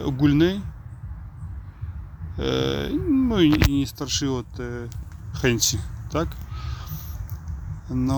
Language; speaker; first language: Polish; non-native, learner; Russian